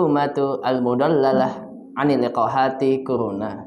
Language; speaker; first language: Arabic; non-native, learner; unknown